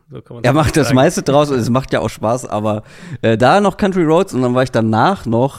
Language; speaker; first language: German; native; German